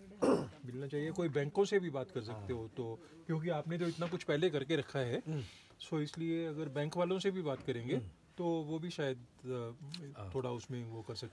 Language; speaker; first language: Hindi; native; Hindi